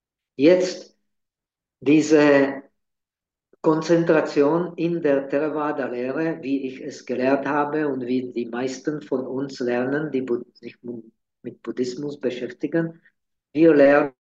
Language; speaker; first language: German; non-native, fluent; Czech